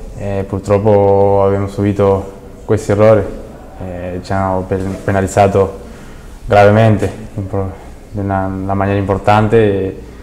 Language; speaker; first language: Italian; non-native, fluent; Spanish